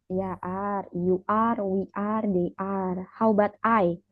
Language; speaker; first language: English; non-native, fluent; Indonesian